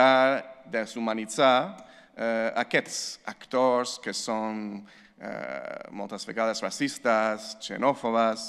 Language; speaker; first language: Catalan; non-native, fluent; English